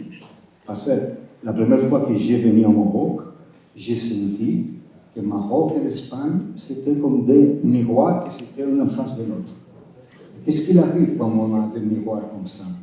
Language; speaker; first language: French; non-native, fluent; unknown